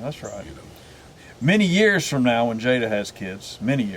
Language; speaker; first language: English; native; English